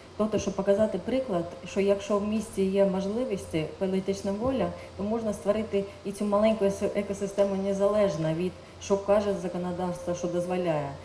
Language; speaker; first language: Ukrainian; non-native, fluent; Estonian